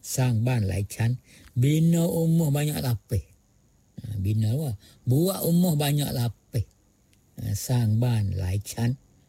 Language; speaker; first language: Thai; non-native, local second language; Pattani Malay